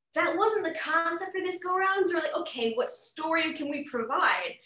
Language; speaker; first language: English; native; English